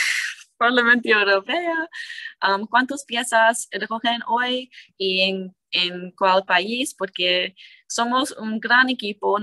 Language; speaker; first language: Spanish; non-native, learner; English